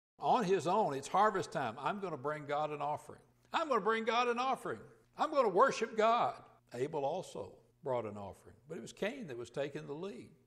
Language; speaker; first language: English; native; English